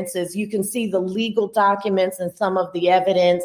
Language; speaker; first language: English; native; English